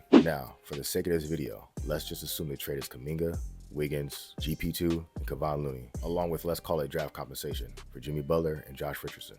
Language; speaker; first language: English; native; English